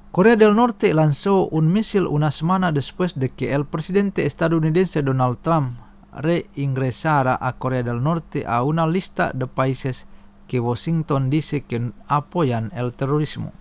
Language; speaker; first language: Spanish; non-native, fluent; Indonesian